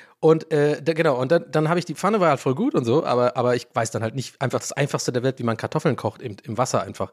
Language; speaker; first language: German; early bilingual, other home language; English